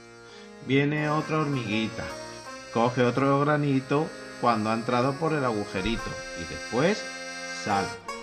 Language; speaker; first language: Spanish; native; Spanish